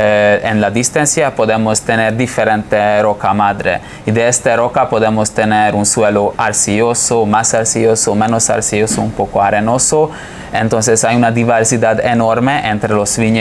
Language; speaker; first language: Spanish; non-native, fluent; Hungarian